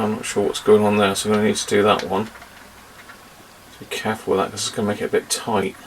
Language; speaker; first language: English; native; English